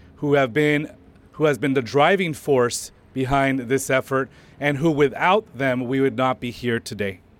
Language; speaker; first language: English; early bilingual, other home language; Spanish